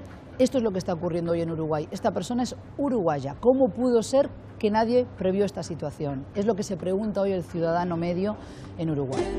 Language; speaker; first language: Spanish; native; Spanish